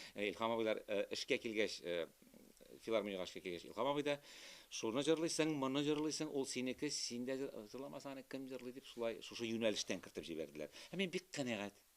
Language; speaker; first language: Tatar; native; Tatar